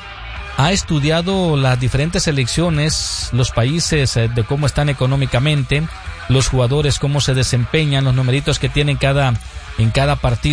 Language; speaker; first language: Spanish; native; Spanish